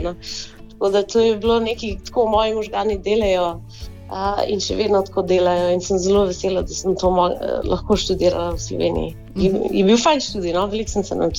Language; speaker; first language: Slovenian; early bilingual, heritage; Slovenian